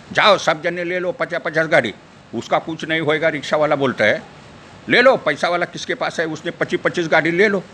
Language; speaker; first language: Hindi; non-native, local second language; Marathi